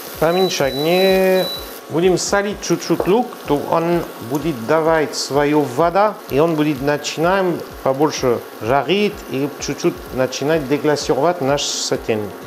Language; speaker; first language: Russian; non-native, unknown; French